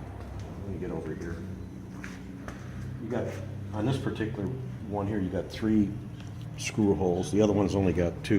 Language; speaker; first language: English; native; English